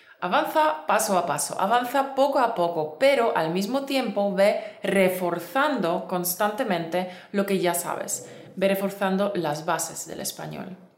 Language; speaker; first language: Spanish; native; Spanish